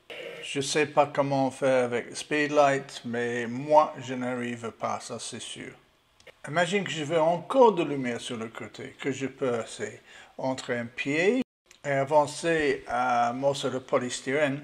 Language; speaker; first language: French; non-native, learner; English